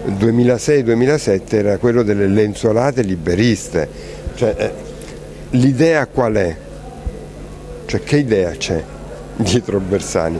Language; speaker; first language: Italian; native; Italian